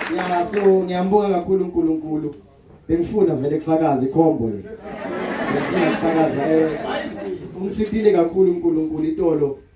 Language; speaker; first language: Zulu; non-native, local second language; Swati